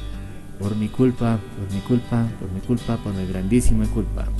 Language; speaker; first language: Spanish; native; Spanish